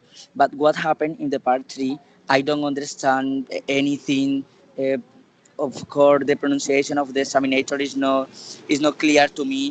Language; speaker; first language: English; non-native, learner; Spanish